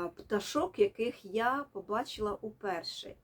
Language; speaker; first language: Ukrainian; native; Ukrainian